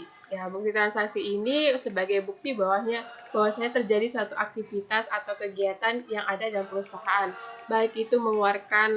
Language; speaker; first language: Indonesian; native; Indonesian